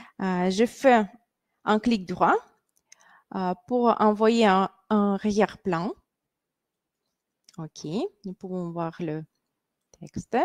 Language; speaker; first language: French; non-native, fluent; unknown